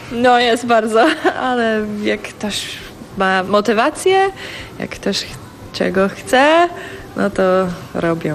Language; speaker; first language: Polish; non-native, fluent; English